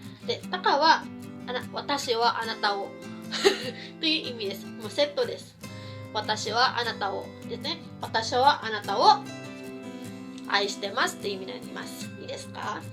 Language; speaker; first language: Japanese; non-native, fluent; Cebuano